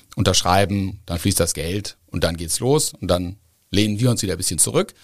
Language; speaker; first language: German; native; German